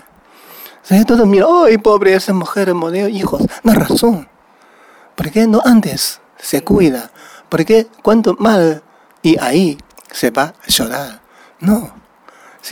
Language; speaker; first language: Spanish; non-native, learner; Chinese